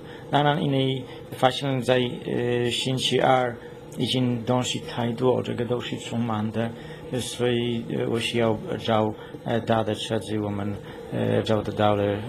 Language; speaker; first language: Chinese; non-native, learner; Polish